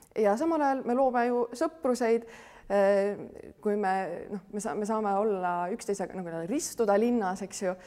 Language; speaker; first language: Estonian; native; Estonian